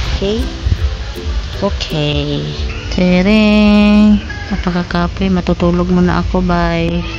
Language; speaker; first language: Filipino; non-native, local second language; Cebuano